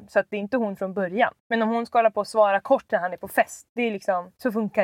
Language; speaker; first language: Swedish; native; Swedish